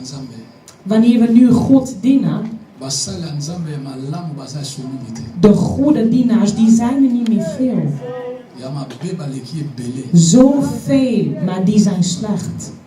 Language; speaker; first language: Dutch; non-native, fluent; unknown